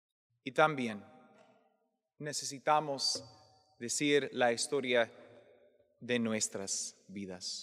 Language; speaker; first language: Spanish; non-native, fluent; English